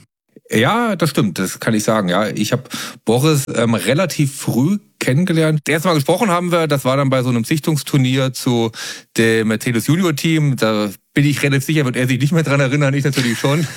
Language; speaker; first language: German; native; German